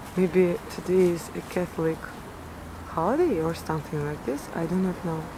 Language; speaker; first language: English; non-native, fluent; Russian